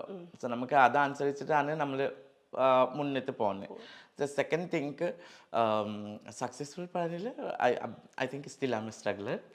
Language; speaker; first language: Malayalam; non-native, learner; Assamese